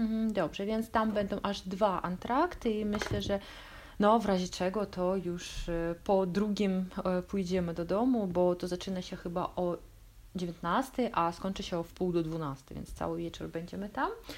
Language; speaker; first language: Polish; non-native, fluent; Russian